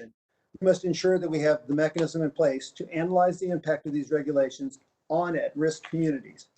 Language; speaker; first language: English; native; English